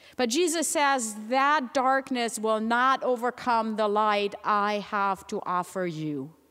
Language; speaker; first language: English; non-native, fluent; German